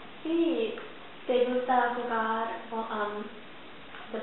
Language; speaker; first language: Spanish; non-native, learner; English